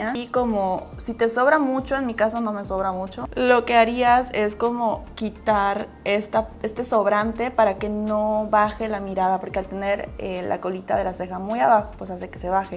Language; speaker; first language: Spanish; native; Spanish